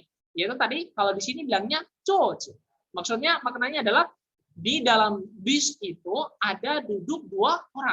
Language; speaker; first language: Indonesian; native; Indonesian